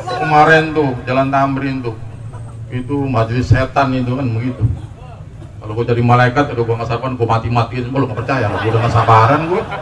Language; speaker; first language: Indonesian; native; Indonesian